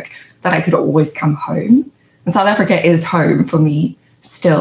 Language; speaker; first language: English; native; English